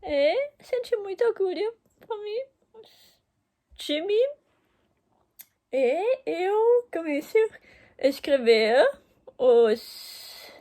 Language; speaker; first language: Portuguese; non-native, learner; German